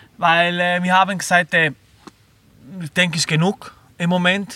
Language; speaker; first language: German; non-native, learner; Spanish